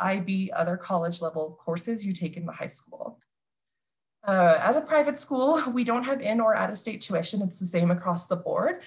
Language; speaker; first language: English; native; English